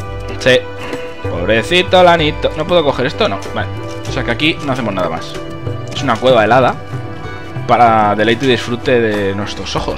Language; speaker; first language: Spanish; native; Spanish